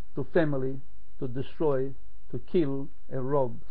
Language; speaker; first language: English; non-native, fluent; Italian